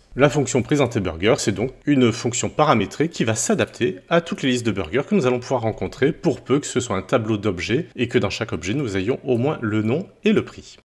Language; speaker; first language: French; native; French